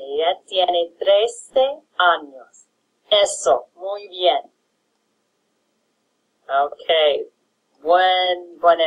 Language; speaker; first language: Spanish; non-native, fluent; English